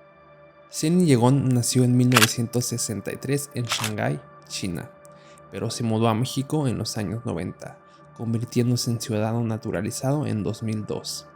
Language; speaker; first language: Spanish; native; Spanish